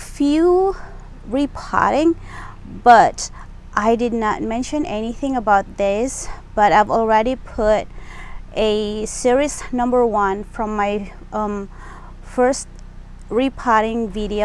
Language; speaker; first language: English; non-native, local second language; Filipino